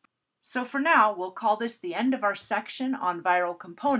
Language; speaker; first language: English; native; English